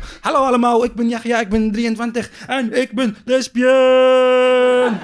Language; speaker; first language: Dutch; non-native, learner; Arabic